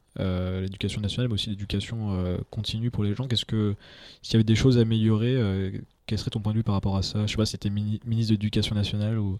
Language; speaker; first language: French; native; French